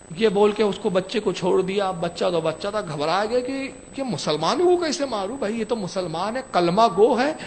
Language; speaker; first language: Urdu; native; Urdu